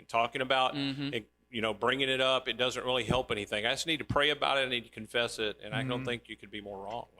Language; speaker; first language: English; native; English